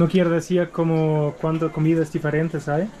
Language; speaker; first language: Spanish; non-native, learner; German